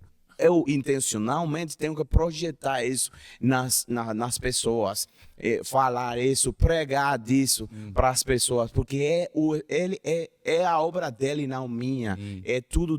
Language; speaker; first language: Portuguese; non-native, learner; Spanish